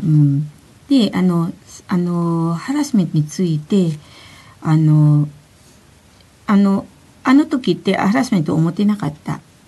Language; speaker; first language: Japanese; non-native, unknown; Filipino